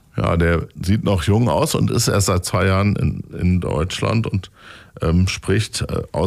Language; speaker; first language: German; native; German